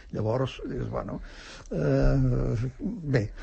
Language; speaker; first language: Catalan; native; Catalan